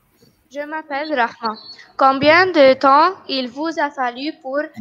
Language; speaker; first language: French; non-native, learner; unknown